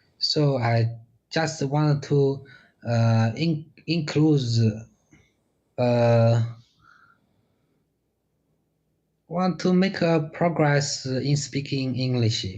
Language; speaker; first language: English; non-native, learner; Chinese